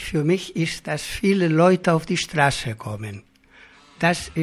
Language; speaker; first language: German; non-native, learner; Catalan